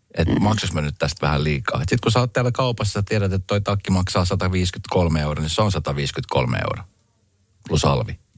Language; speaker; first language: Finnish; early bilingual, other home language; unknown